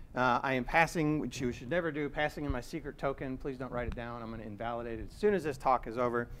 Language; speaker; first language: English; native; English